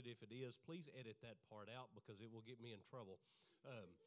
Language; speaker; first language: English; native; English